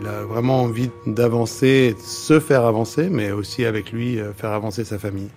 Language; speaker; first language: French; native; French